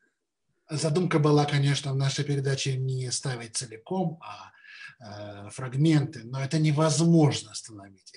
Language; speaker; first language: Russian; native; Russian